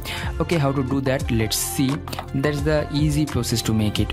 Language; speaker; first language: English; non-native, fluent; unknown